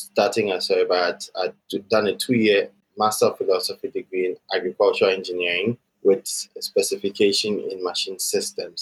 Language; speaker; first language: English; non-native, local second language; Akan